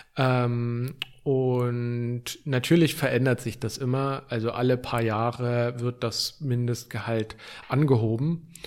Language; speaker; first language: German; native; German